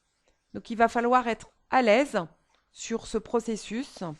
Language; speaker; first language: French; native; French